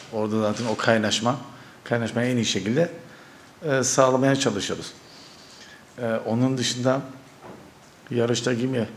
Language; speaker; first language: Turkish; early bilingual, heritage; Turkish